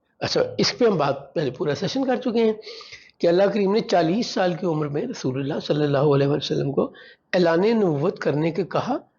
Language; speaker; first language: Urdu; non-native, local second language; Punjabi